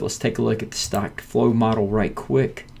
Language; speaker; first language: English; native; English